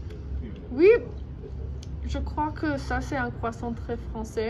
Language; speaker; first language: French; non-native, learner; English